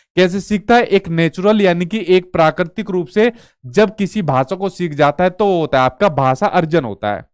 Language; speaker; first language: Hindi; native; Hindi